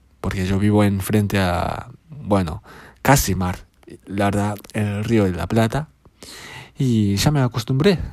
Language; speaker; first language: Spanish; non-native, fluent; Japanese